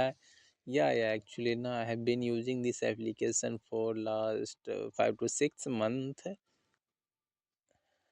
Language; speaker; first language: English; non-native, learner; Hindi